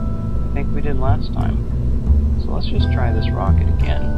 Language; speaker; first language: English; native; English